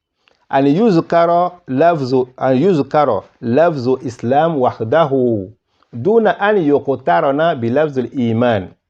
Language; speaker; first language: Arabic; non-native, fluent; Yoruba